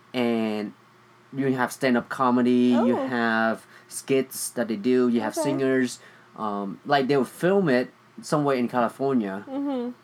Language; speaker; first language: English; early bilingual, other home language; Vietnamese